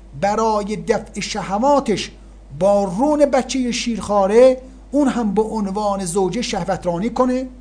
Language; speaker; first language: Persian; native; Persian